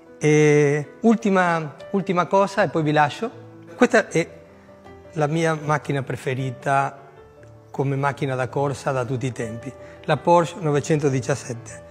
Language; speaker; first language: Italian; non-native, fluent; Spanish